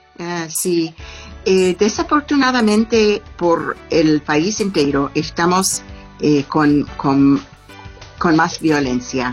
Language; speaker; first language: Spanish; non-native, fluent; English